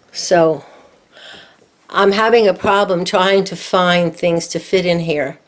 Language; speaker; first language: English; native; English